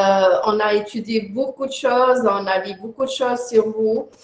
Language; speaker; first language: French; non-native, local second language; Arabic